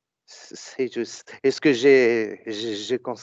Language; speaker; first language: French; non-native, learner; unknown